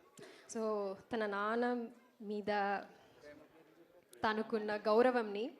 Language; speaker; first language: Telugu; non-native, learner; English